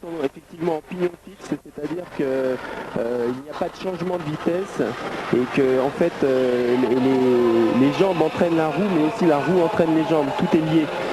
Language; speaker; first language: French; native; French